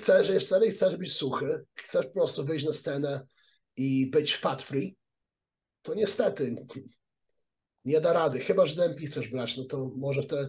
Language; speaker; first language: Polish; early bilingual, heritage; Polish